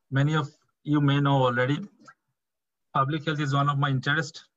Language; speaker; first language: English; non-native, local second language; Bangla